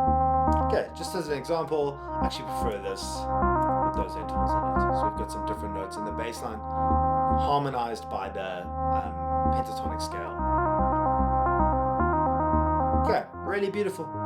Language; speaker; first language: English; native; English